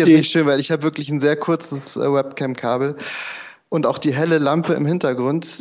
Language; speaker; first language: German; native; German